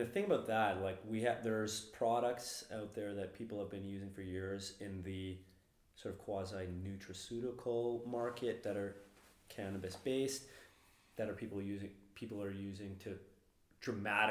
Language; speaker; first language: English; native; English